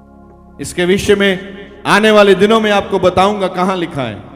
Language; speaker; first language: Hindi; non-native, local second language; Punjabi